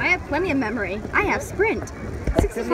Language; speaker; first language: English; native; English